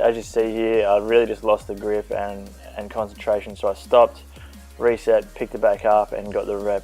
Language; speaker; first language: English; native; English